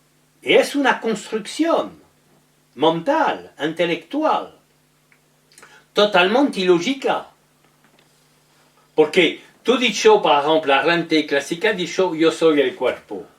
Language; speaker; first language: Spanish; non-native, learner; French